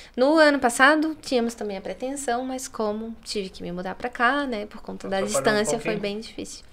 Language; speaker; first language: Portuguese; native; Portuguese